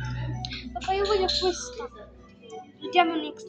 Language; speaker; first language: Italian; early bilingual, other home language; Bangla